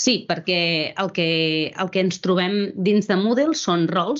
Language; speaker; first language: Catalan; native; Catalan